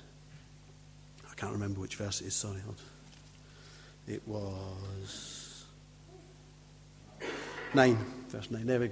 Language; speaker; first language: English; native; English